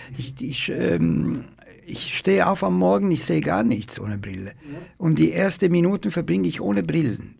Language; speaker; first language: German; non-native, fluent; Italian